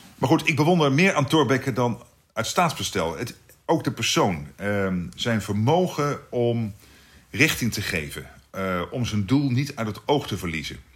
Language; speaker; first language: Dutch; native; Dutch